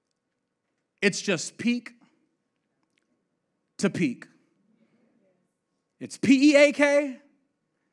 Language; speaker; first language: English; native; English